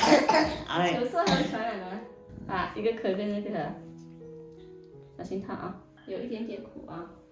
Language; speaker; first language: Chinese; native; Chinese